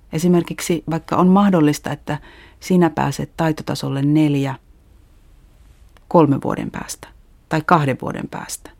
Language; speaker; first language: Finnish; native; Finnish